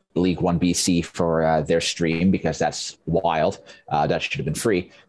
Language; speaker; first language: English; native; English